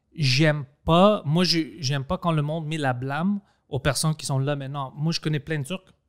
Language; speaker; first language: French; non-native, fluent; Greek